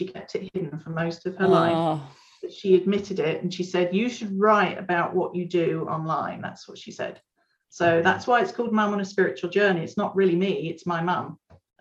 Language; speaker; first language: English; native; English